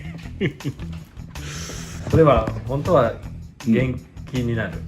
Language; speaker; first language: Japanese; non-native, learner; Filipino